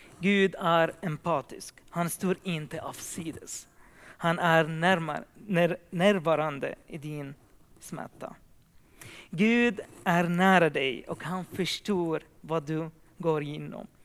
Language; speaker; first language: Swedish; non-native, fluent; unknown